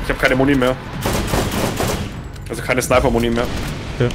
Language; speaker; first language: German; native; German